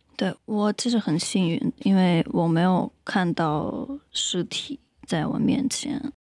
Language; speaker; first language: Chinese; non-native, fluent; Ukrainian